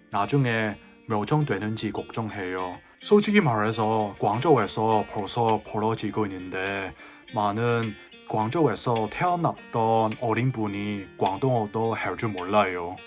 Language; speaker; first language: Korean; non-native, learner; Cantonese